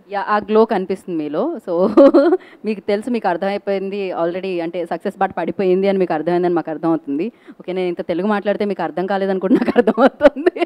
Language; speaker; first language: Telugu; native; Telugu